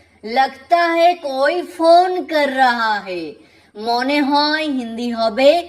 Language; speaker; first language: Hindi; non-native, fluent; Bangla